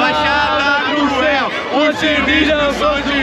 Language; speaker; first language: Portuguese; non-native, learner; Swiss German